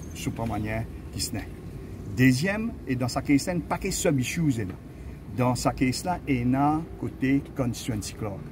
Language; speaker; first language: French; non-native, local second language; Morisyen